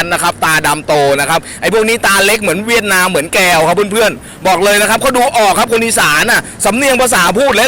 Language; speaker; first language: Thai; native; Thai